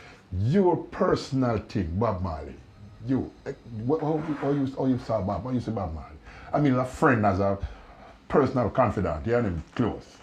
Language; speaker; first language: English; native; English